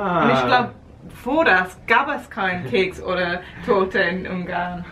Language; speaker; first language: German; non-native, learner; English